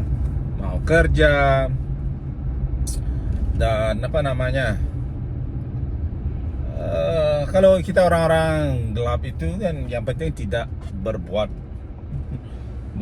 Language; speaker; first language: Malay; non-native, local second language; Balinese